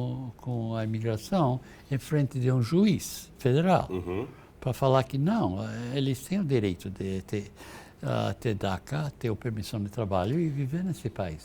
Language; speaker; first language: Portuguese; non-native, fluent; English